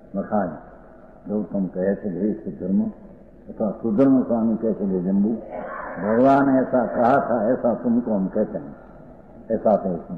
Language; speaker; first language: Hindi; non-native, local second language; Gujarati